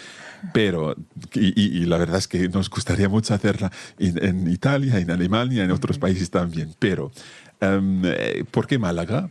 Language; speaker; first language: Spanish; non-native, fluent; English